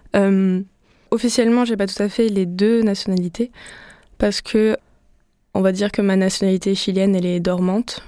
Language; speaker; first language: French; early bilingual, other home language; Spanish